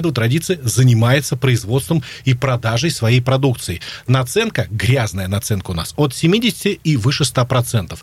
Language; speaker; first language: Russian; native; Russian